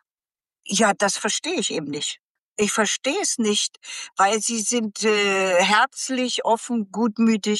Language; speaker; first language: German; native; German